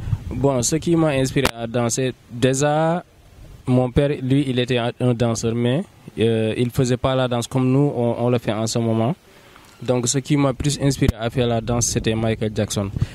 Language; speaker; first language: French; non-native, local second language; Wolof